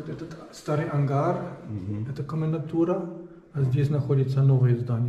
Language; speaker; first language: Russian; non-native, fluent; German